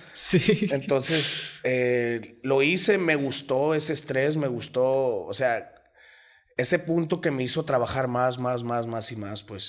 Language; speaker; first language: Spanish; native; Spanish